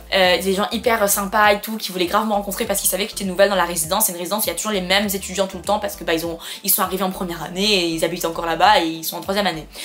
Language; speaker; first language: French; non-native, fluent; Khmer